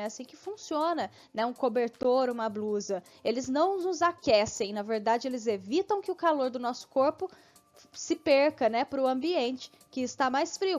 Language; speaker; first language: Portuguese; native; Portuguese